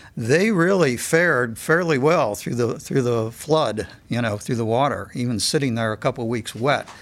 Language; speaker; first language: English; native; English